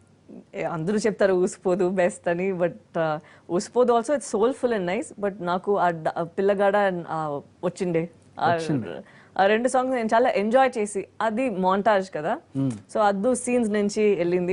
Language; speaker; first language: Telugu; non-native, fluent; Tamil